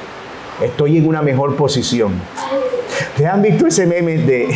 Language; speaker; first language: Spanish; native; Spanish